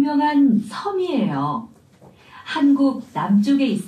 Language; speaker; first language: Korean; non-native, learner; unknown